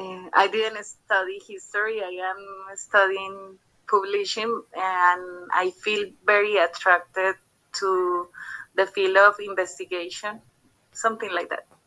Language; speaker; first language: English; non-native, learner; Spanish